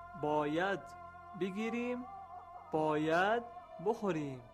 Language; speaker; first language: Persian; non-native, learner; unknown